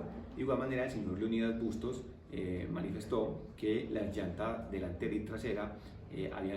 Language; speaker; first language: Spanish; native; Spanish